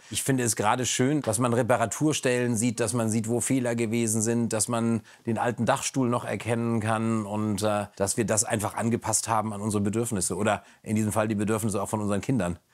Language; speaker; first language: German; native; German